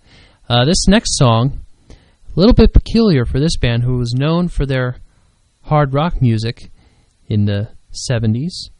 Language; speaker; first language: English; native; English